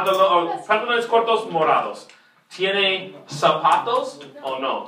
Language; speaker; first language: Spanish; non-native, fluent; English